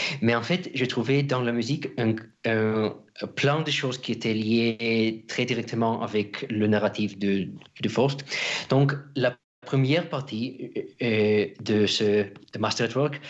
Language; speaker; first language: French; non-native, fluent; Russian